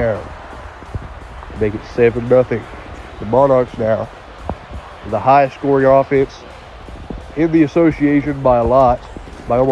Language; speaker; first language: English; native; English